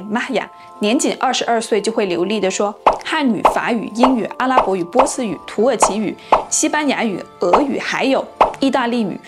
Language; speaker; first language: Chinese; native; Chinese